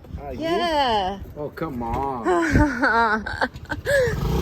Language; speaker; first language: English; non-native, fluent; Italian